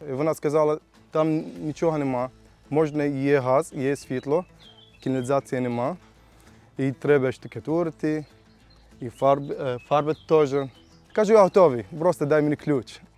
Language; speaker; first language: Ukrainian; non-native, learner; Arabic